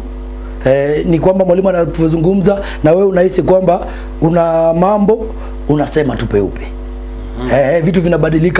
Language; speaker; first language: Swahili; native; Swahili